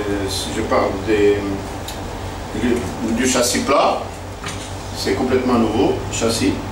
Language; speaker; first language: French; non-native, fluent; Portuguese